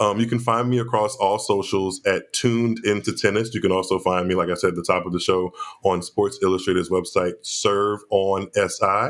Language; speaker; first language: English; native; English